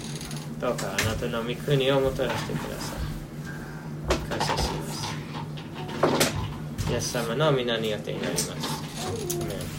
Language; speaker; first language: Japanese; non-native, fluent; English